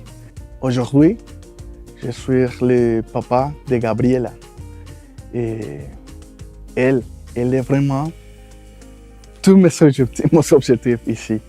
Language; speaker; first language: French; non-native, fluent; Spanish